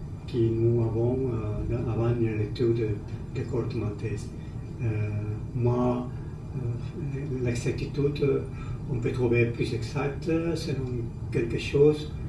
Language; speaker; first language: French; non-native, learner; Spanish